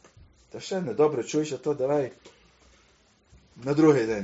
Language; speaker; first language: Ukrainian; early bilingual, heritage; Ukrainian